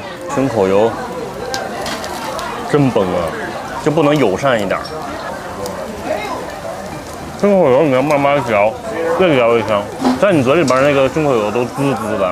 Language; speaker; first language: Chinese; native; Chinese